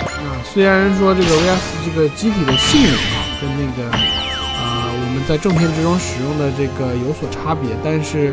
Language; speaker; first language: Chinese; native; Chinese